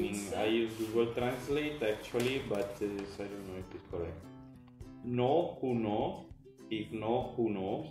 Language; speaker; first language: English; non-native, fluent; Italian